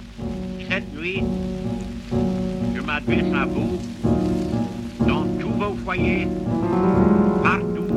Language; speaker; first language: French; non-native, fluent; English